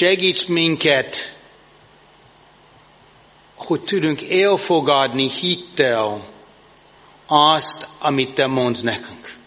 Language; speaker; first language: Hungarian; non-native, learner; English